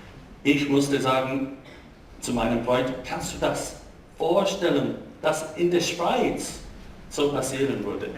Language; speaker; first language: German; non-native, fluent; English